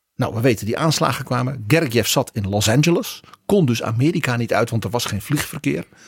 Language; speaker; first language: Dutch; native; Dutch